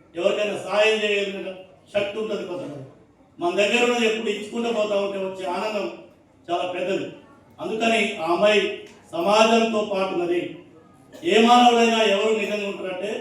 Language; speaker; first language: Telugu; native; Telugu